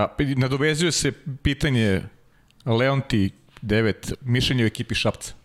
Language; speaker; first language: Serbian; native; Serbian